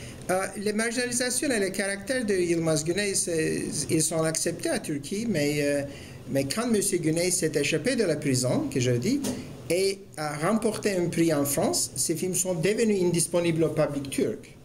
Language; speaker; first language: French; non-native, fluent; Turkish